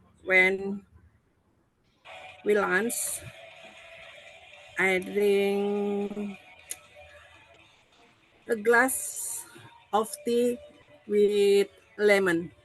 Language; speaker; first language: English; non-native, learner; Indonesian